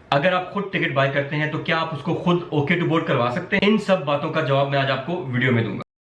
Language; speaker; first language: Urdu; native; Urdu